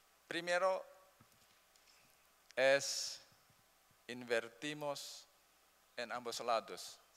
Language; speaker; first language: Spanish; non-native, learner; Indonesian